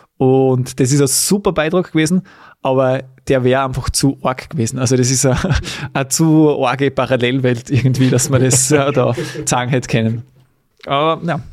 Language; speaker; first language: German; native; German